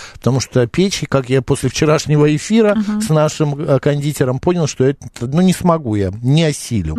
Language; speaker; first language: Russian; native; Russian